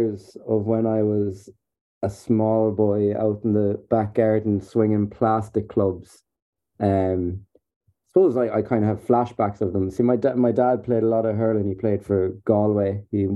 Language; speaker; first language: English; native; English